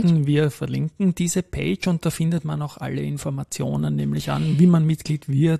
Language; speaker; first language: German; native; German